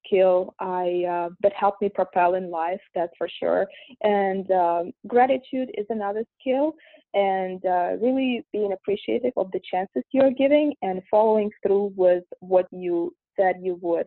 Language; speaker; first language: English; non-native, fluent; Russian